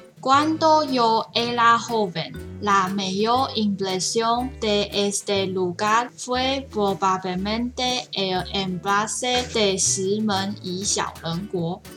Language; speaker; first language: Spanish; non-native, learner; Chinese